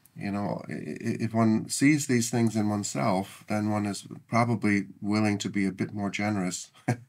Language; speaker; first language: English; native; English